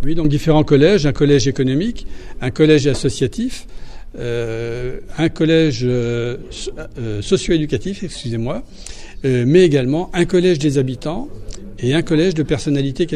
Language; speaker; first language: French; native; French